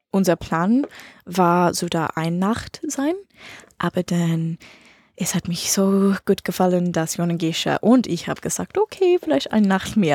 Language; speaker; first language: German; non-native, learner; English